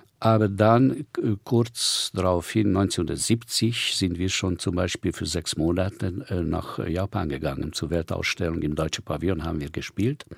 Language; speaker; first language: German; non-native, fluent; Hungarian